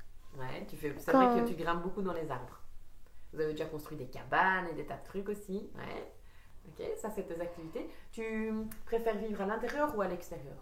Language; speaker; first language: French; native; French